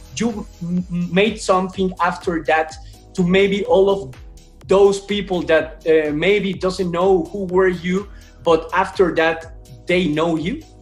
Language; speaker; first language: English; non-native, fluent; Spanish